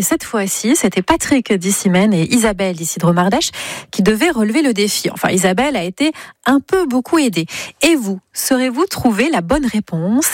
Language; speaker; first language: French; native; French